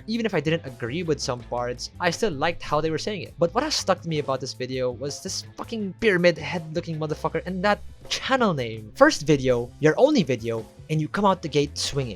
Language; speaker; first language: English; native; English